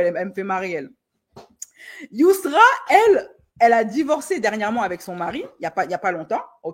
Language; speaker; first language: French; native; French